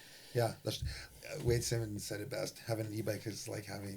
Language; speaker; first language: English; native; English